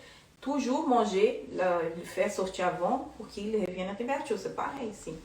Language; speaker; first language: French; non-native, fluent; Portuguese